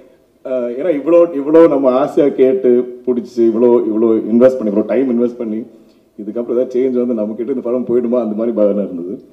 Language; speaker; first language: Tamil; non-native, local second language; Malayalam